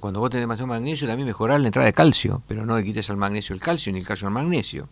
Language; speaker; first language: Spanish; native; Spanish